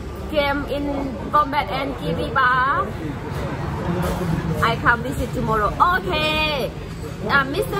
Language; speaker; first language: English; non-native, learner; Thai